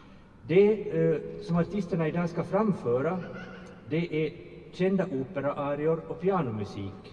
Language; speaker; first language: Swedish; native; Swedish